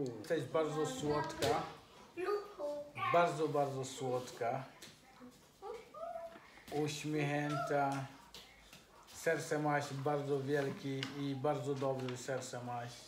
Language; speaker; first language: Polish; non-native, learner; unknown